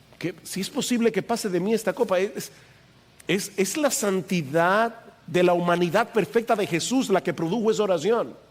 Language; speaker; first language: Spanish; native; Spanish